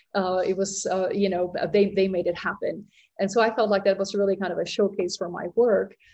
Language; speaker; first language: English; non-native, fluent; Czech